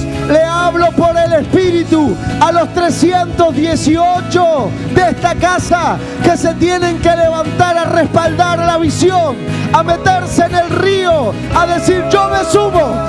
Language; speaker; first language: Spanish; native; Spanish